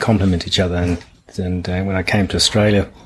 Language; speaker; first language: English; non-native, local second language; German